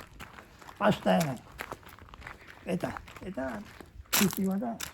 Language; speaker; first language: Russian; non-native, learner; Georgian